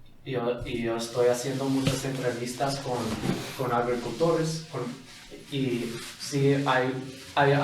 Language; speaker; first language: Spanish; non-native, fluent; English